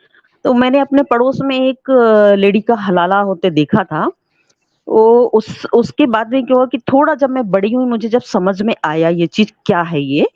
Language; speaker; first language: Hindi; native; Hindi